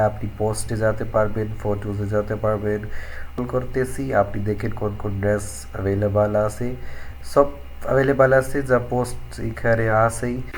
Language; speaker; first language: Bangla; non-native, fluent; Urdu